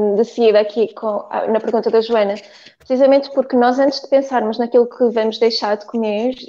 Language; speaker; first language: Portuguese; native; Portuguese